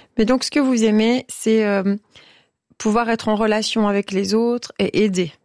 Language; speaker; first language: French; native; French